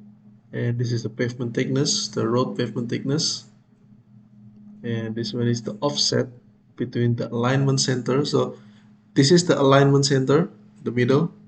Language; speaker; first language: English; non-native, fluent; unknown